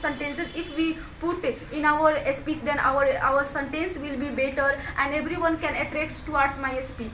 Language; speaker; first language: English; non-native, local second language; Hindi